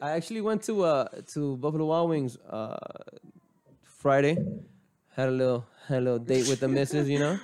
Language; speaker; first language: English; early bilingual, other home language; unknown